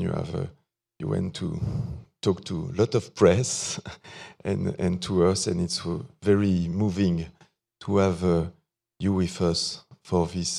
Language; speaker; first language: English; non-native, fluent; French